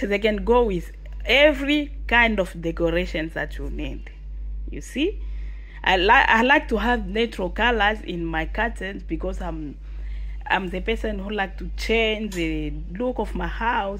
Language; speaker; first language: English; non-native, fluent; Swahili